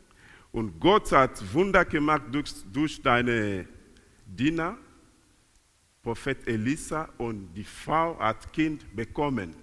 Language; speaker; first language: German; non-native, learner; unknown